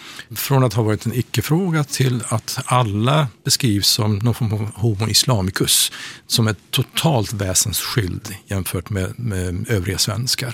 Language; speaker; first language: Swedish; non-native, fluent; Persian